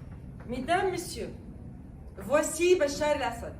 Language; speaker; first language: French; non-native, fluent; Arabic